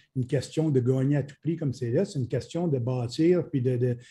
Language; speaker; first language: French; native; French